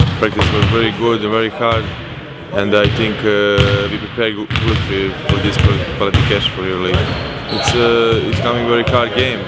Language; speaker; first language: English; non-native, learner; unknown